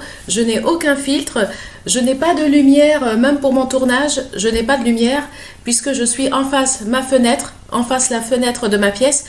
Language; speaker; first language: French; native; French